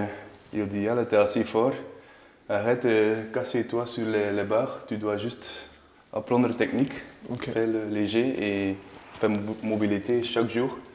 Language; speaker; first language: French; non-native, learner; Dutch